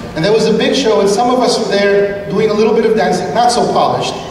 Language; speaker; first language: English; early bilingual, other home language; Spanish